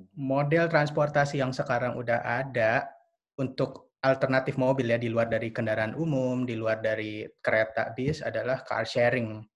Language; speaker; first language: Indonesian; native; Indonesian